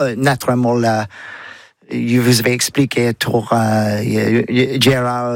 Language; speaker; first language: French; non-native, learner; English